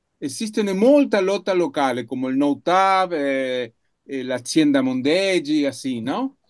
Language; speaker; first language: Italian; non-native, learner; Spanish